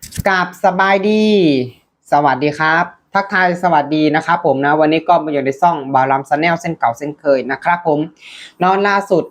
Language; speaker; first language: Thai; non-native, local second language; Lao